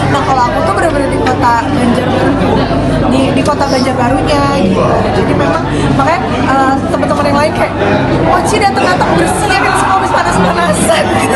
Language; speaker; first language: Indonesian; native; Indonesian